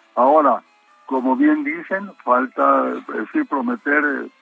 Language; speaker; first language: Spanish; native; Spanish